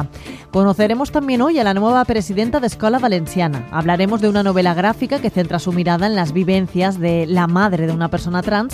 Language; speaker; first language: Spanish; native; Spanish